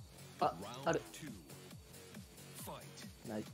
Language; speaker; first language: Japanese; native; Japanese